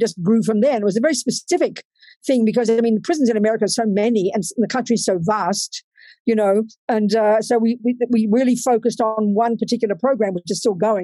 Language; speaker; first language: English; native; English